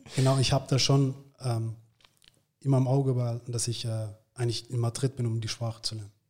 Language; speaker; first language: German; early bilingual, other home language; Turkish